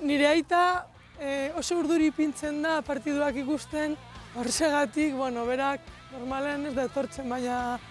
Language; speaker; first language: Basque; non-native, local second language; Spanish